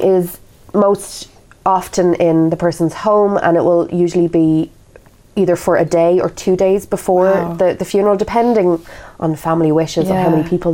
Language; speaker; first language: English; native; English